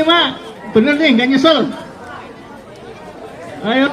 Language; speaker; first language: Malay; non-native, local second language; Javanese